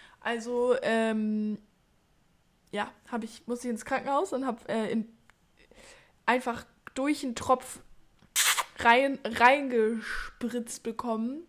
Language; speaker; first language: German; native; German